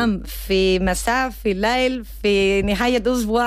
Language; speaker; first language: Arabic; non-native, learner; Spanish